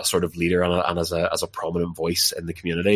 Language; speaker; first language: English; native; English